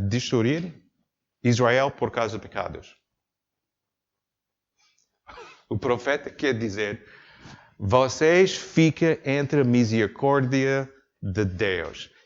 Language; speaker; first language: Portuguese; non-native, learner; English